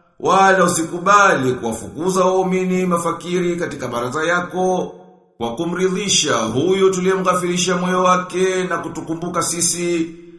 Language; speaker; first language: Swahili; native; Swahili